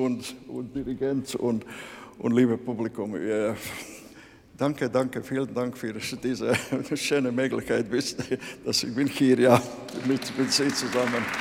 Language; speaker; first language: German; non-native, fluent; Latvian